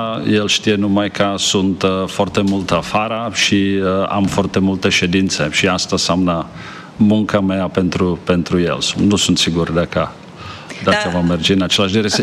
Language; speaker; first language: Romanian; non-native, fluent; Czech